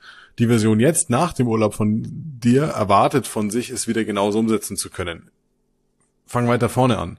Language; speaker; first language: German; native; German